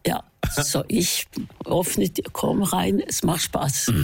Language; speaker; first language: German; non-native, fluent; Norwegian